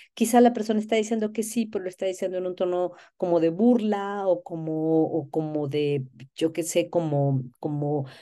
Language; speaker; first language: Spanish; native; Spanish